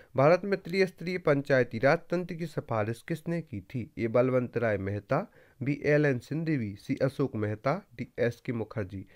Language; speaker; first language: Hindi; native; Hindi